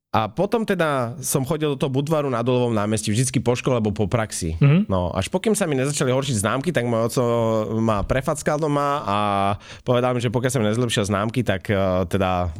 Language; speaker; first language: Slovak; native; Slovak